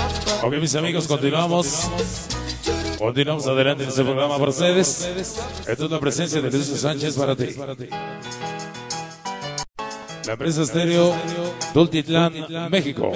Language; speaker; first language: Spanish; native; Spanish